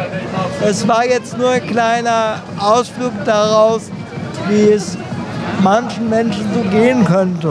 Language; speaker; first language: German; native; German